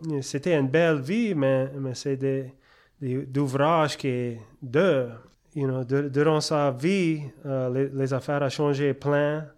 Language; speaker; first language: French; early bilingual, heritage; French